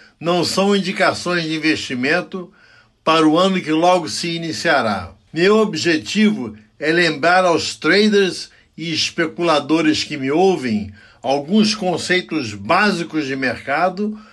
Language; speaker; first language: Portuguese; native; Portuguese